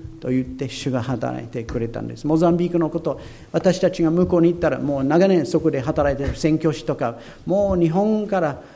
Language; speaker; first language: Japanese; non-native, fluent; English